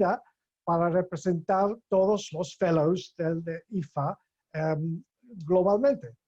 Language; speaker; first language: Spanish; non-native, fluent; English